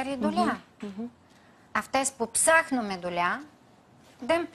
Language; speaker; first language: Greek; non-native, fluent; Bulgarian